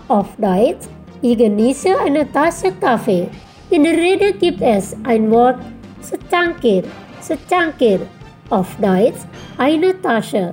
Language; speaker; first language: German; non-native, fluent; Indonesian